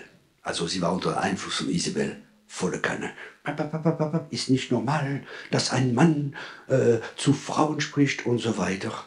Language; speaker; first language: German; non-native, fluent; French